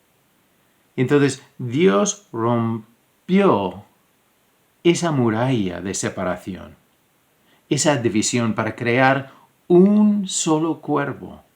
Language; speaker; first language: Spanish; non-native, fluent; English